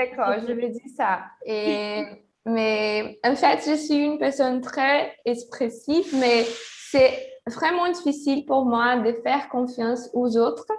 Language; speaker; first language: French; non-native, learner; Portuguese